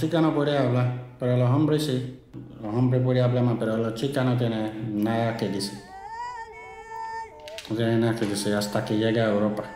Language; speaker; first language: Spanish; non-native, learner; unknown